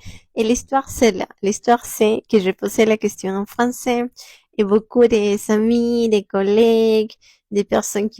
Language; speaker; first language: French; non-native, fluent; Spanish